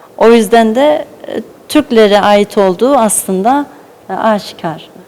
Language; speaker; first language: Turkish; early bilingual, heritage; Turkish